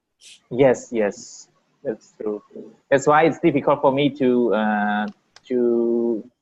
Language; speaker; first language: English; non-native, learner; Vietnamese